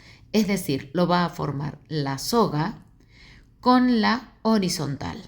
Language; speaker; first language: Spanish; native; Spanish